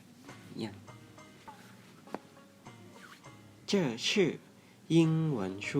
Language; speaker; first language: Chinese; non-native, fluent; Lao